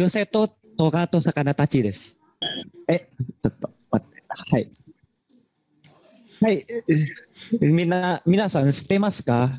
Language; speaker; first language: Japanese; non-native, learner; Indonesian